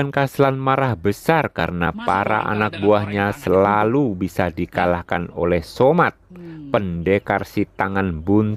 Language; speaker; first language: Indonesian; native; Indonesian